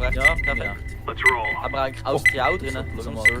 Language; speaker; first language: German; native; German